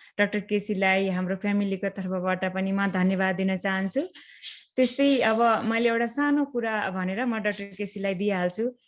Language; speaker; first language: Nepali; native; Nepali